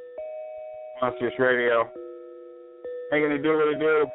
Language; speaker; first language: English; native; English